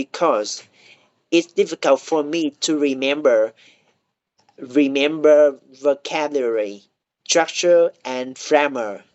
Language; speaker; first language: English; non-native, learner; Vietnamese